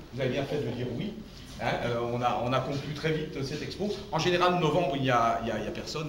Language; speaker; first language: French; native; French